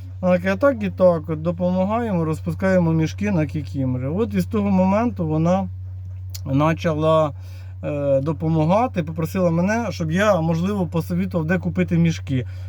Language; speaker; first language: Ukrainian; native; Ukrainian